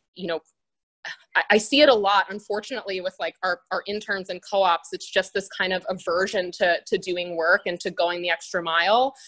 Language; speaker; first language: English; native; English